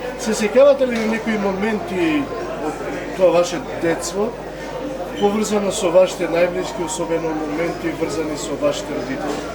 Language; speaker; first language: Macedonian; non-native, local second language; Romany